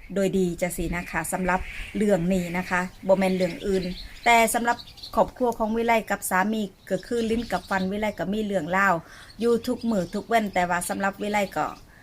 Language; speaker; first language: Thai; native; Thai